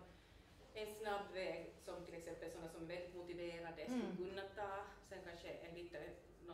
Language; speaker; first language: Swedish; native; Swedish